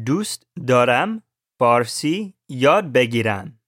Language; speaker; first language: Persian; non-native, learner; English